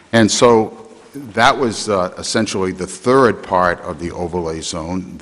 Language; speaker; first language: English; native; English